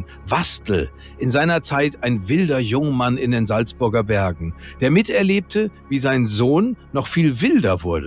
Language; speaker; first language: German; native; German